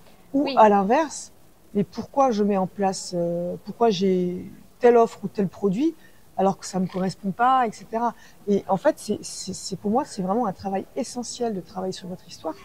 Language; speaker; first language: French; native; French